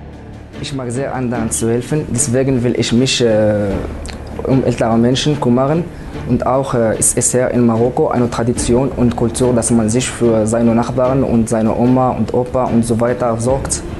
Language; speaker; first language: German; non-native, learner; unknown